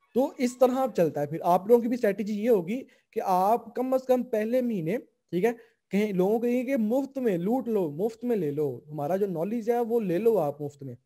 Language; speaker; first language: Urdu; non-native, local second language; Punjabi